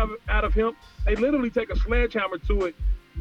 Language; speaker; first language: English; native; English